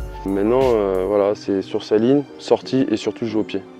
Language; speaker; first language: French; native; French